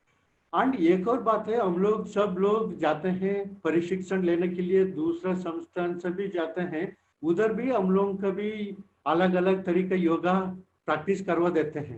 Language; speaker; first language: Hindi; non-native, local second language; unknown